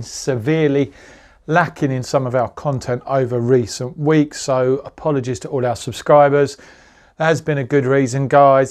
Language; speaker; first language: English; native; English